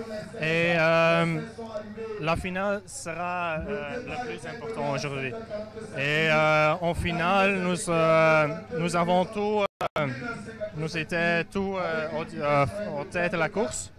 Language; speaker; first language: French; non-native, learner; Dutch